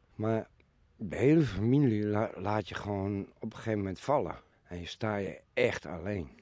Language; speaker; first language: Dutch; native; Dutch